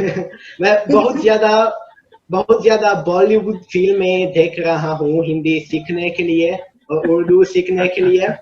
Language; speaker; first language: Hindi; non-native, learner; Italian